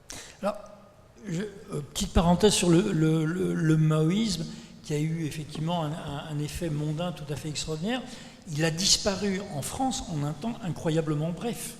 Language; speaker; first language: French; native; French